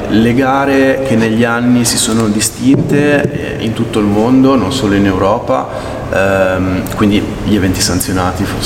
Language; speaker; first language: Italian; native; Italian